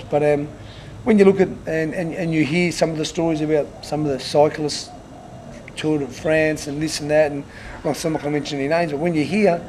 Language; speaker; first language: English; native; English